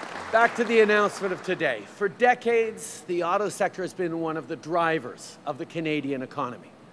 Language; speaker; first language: English; early bilingual, other home language; French